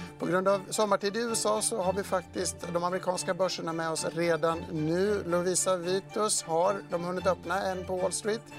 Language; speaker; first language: Swedish; native; Swedish